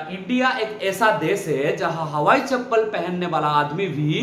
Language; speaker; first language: Hindi; non-native, local second language; Bangla